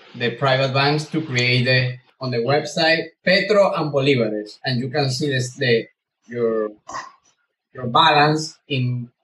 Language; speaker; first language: English; non-native, learner; Spanish